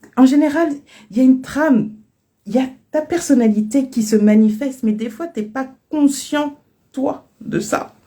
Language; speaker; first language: French; native; French